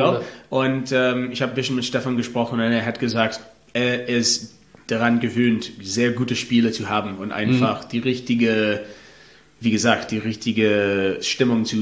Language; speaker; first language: German; non-native, learner; English